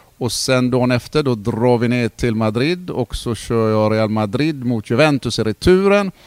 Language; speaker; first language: Swedish; native; Swedish